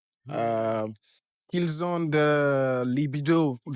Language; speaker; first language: French; non-native, fluent; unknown